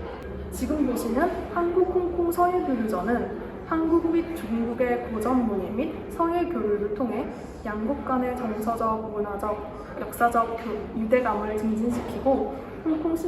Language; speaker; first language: Korean; native; Korean